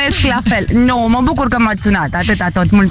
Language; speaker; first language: Romanian; native; Romanian